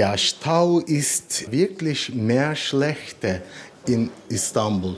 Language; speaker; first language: German; non-native, learner; Turkish